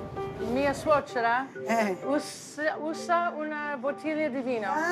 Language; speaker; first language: Italian; non-native, learner; English